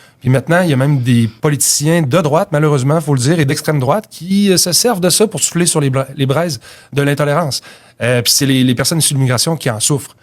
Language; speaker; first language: French; native; French